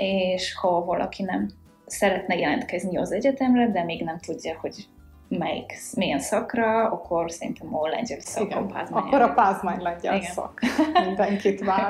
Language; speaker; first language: Hungarian; non-native, fluent; Polish